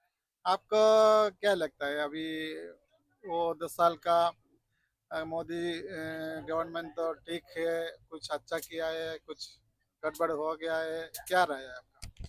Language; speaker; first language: Hindi; non-native, local second language; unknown